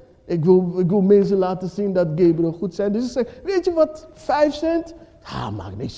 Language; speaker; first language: Dutch; non-native, fluent; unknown